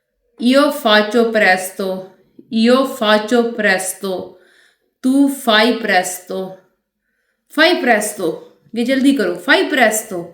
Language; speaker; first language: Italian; non-native, fluent; Urdu